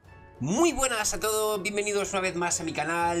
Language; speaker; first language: Spanish; native; Spanish